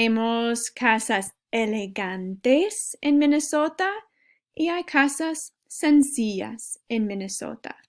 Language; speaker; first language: Spanish; non-native, fluent; English